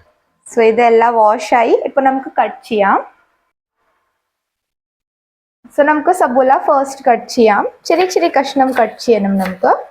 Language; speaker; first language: Malayalam; non-native, local second language; Hindi